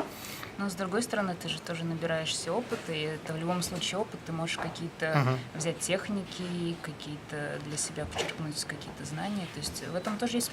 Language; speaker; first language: Russian; native; Russian